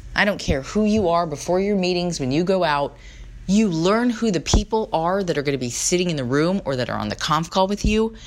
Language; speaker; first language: English; native; English